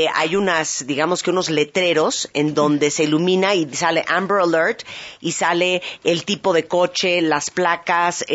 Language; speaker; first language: Spanish; native; Spanish